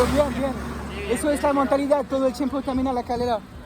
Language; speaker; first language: Spanish; non-native, learner; French